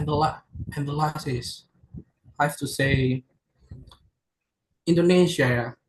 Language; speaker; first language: English; non-native, learner; Indonesian